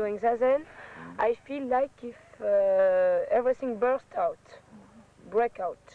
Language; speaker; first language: English; non-native, fluent; French